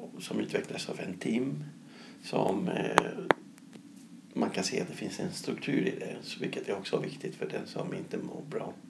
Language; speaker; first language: Swedish; non-native, fluent; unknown